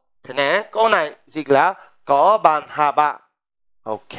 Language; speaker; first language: Vietnamese; non-native, fluent; Korean